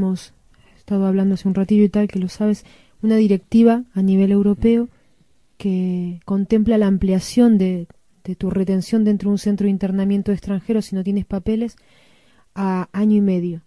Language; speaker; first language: Spanish; native; Spanish